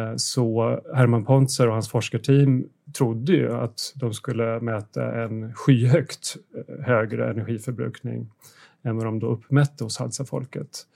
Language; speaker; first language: Swedish; native; Swedish